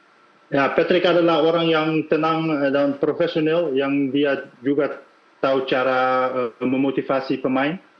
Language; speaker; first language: Indonesian; non-native, fluent; Dutch